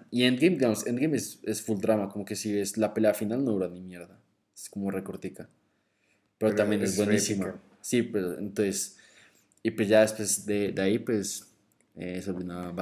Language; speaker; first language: Spanish; native; Spanish